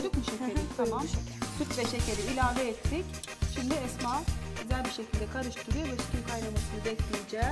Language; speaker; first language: Turkish; native; Turkish